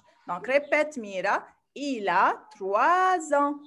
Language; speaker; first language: French; non-native, fluent; Arabic